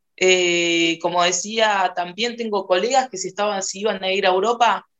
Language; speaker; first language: Spanish; native; Spanish